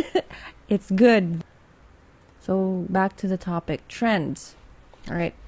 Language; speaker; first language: English; non-native, local second language; Filipino